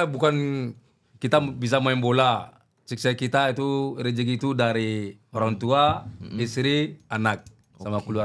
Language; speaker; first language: Indonesian; non-native, learner; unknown